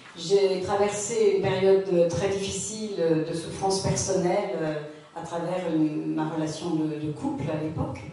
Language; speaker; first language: French; native; French